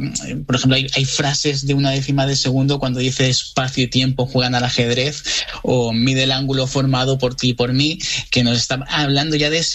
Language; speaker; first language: Spanish; native; Spanish